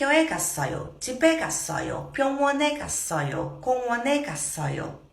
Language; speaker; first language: Korean; non-native, fluent; Portuguese